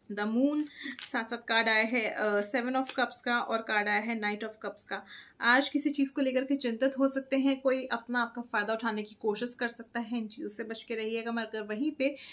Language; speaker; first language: Hindi; native; Hindi